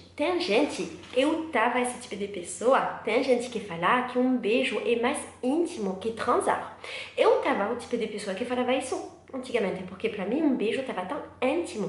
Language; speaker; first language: Portuguese; non-native, learner; French